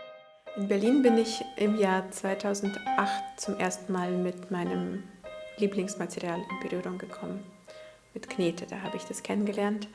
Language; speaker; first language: German; early bilingual, other home language; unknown